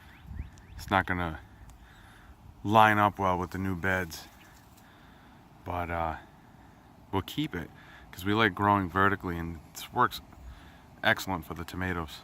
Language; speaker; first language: English; native; English